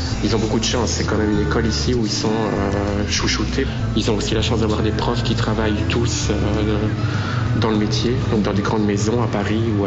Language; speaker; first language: French; native; French